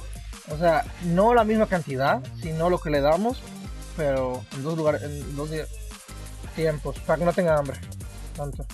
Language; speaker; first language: Spanish; early bilingual, heritage; Spanish